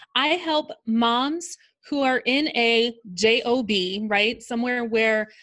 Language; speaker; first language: English; native; English